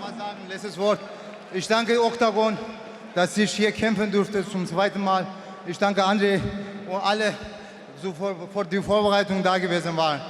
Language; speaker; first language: German; non-native, fluent; Persian